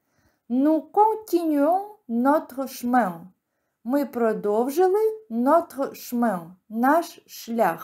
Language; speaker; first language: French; non-native, fluent; Ukrainian